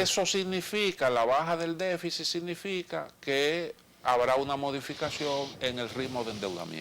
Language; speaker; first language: Spanish; native; Spanish